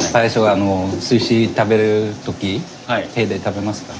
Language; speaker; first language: Japanese; non-native, learner; English